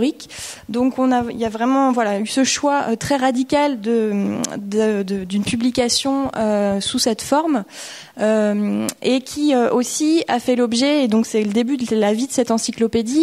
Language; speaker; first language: French; native; French